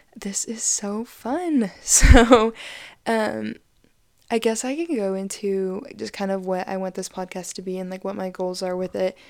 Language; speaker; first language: English; native; English